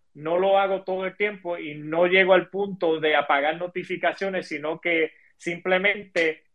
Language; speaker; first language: Spanish; early bilingual, heritage; Spanish